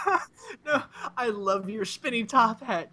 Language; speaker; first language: English; native; English